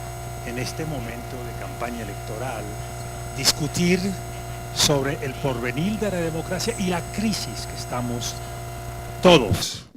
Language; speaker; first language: Spanish; non-native, fluent; French